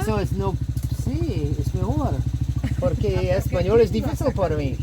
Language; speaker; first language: Spanish; non-native, learner; English